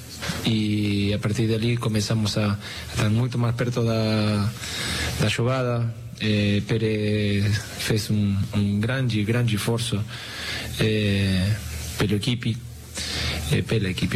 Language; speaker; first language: Portuguese; non-native, learner; Spanish